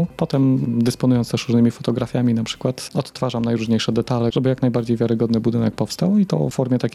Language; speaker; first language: Polish; native; Polish